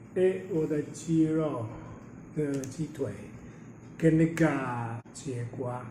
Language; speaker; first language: Chinese; non-native, fluent; Italian